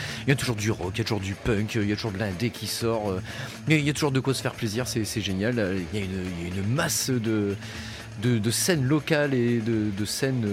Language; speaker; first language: French; native; French